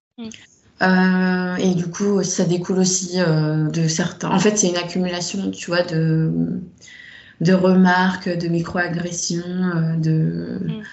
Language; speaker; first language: French; native; French